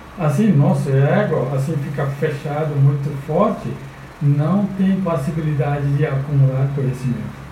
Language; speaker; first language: Portuguese; non-native, fluent; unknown